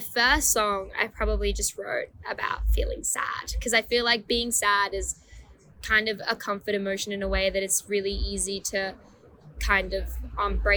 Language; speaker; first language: English; non-native, fluent; Persian